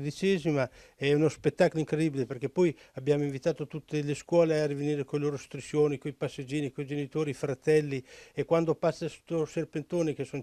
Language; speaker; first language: Italian; native; Italian